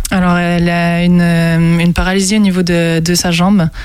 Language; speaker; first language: French; native; French